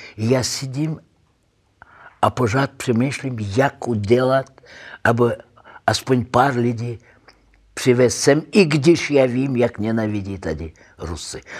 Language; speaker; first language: Czech; non-native, learner; Russian